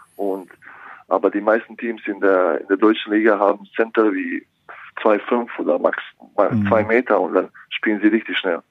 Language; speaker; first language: German; non-native, fluent; Bosnian